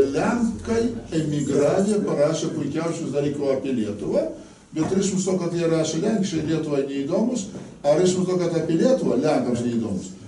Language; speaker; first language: Lithuanian; non-native, local second language; Polish